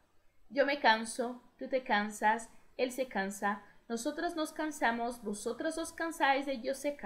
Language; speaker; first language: Spanish; non-native, fluent; Portuguese